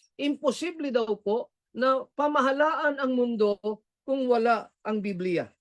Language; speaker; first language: Filipino; non-native, local second language; Cebuano